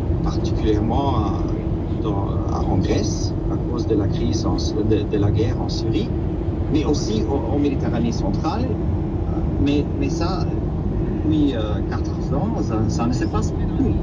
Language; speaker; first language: French; non-native, fluent; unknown